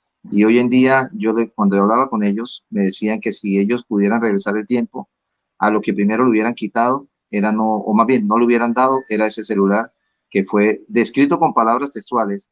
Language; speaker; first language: Spanish; native; Spanish